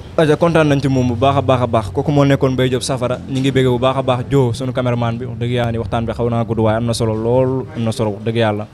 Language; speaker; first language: Wolof; native; Wolof